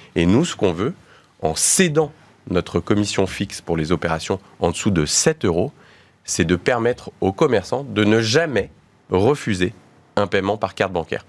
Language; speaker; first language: French; native; French